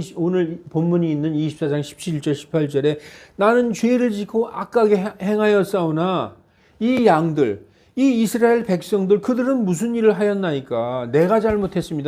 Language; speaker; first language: Korean; native; Korean